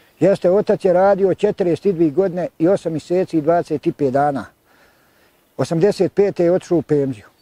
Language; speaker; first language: Bosnian; native; Bosnian